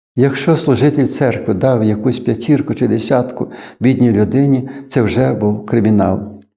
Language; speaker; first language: Ukrainian; native; Ukrainian